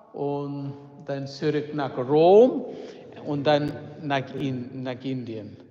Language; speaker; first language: German; non-native, fluent; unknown